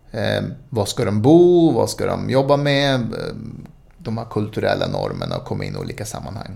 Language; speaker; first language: Swedish; early bilingual, other home language; Spanish